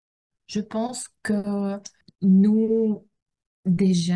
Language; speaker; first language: French; non-native, learner; Russian